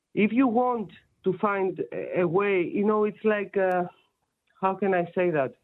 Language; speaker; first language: English; non-native, fluent; Greek